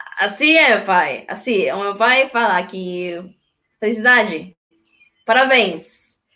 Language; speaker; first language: Portuguese; non-native, learner; Spanish